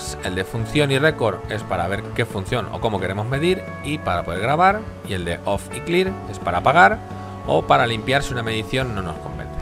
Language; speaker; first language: Spanish; native; Spanish